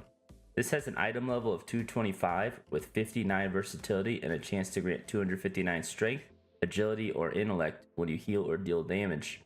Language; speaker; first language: English; native; English